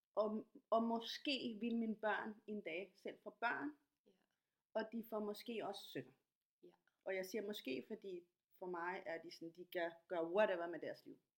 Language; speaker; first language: Danish; non-native, fluent; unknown